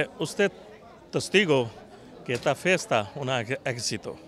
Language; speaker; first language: Spanish; non-native, learner; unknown